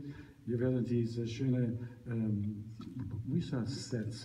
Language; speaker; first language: German; non-native, learner; Italian